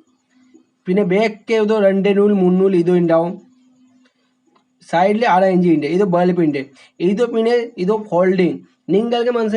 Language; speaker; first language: Malayalam; non-native, learner; Hindi